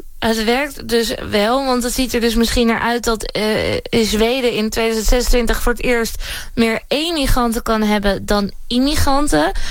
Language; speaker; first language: Dutch; native; Dutch